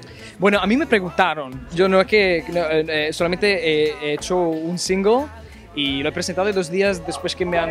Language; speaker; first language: Spanish; non-native, fluent; German